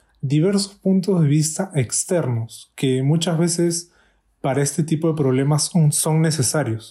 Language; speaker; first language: Spanish; native; Spanish